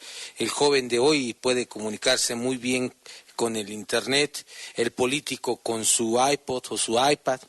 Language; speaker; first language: Spanish; native; Spanish